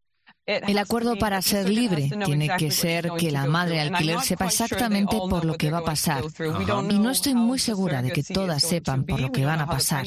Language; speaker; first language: Spanish; non-native, fluent; French